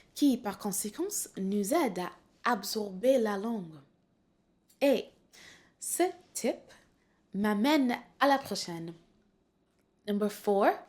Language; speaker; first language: French; non-native, fluent; English